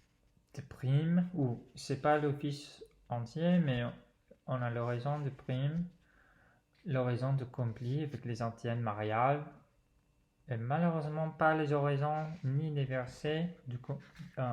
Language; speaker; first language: French; non-native, fluent; English